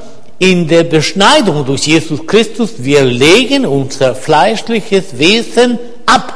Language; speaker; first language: German; non-native, fluent; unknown